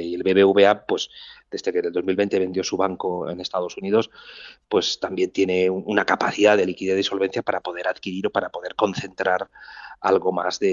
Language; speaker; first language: Spanish; native; Spanish